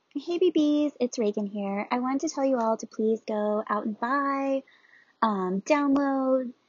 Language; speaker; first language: English; native; English